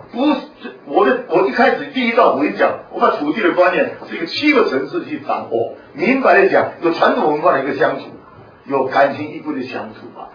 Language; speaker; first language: Chinese; non-native, local second language; Hakka Chinese